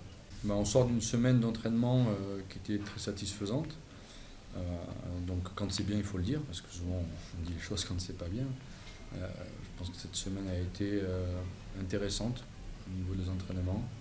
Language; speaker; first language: French; native; French